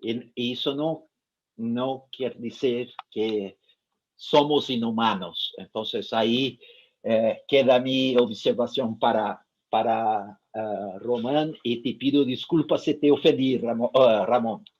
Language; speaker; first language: Spanish; non-native, fluent; Portuguese